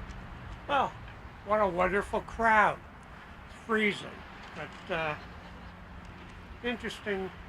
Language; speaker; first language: English; native; English